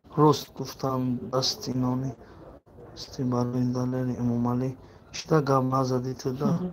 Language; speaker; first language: Tajik; native; Tajik